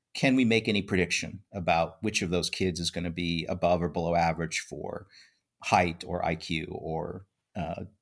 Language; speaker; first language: English; native; English